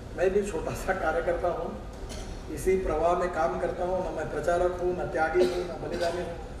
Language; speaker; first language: Hindi; non-native, local second language; Marathi